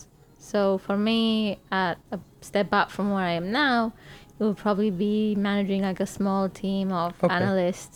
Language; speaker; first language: English; non-native, fluent; Romanian